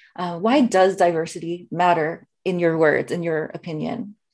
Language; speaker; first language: English; native; English